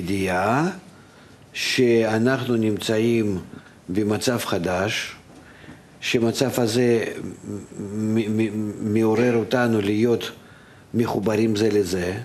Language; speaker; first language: Hebrew; non-native, fluent; Russian